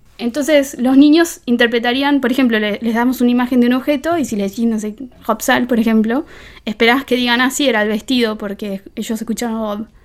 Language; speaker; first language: Spanish; native; Spanish